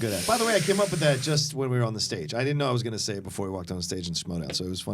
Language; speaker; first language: English; native; English